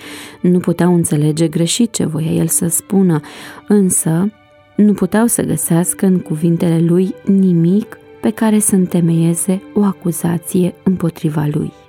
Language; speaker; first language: Romanian; native; Romanian